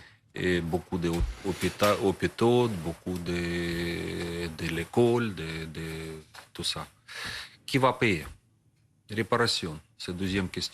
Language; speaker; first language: French; non-native, learner; Ukrainian